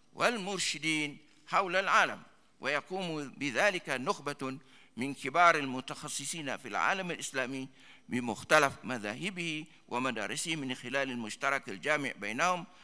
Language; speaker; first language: Arabic; non-native, fluent; Malay